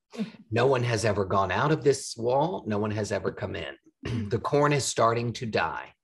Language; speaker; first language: English; native; English